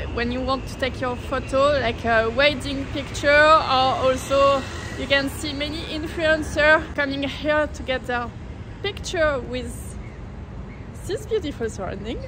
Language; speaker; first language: English; non-native, fluent; French